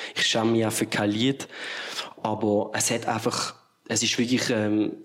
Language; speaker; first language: German; native; German